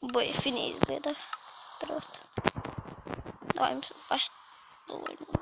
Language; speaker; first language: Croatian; early bilingual, heritage; Bosnian